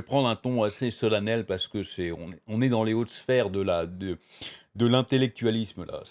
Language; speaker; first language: French; native; French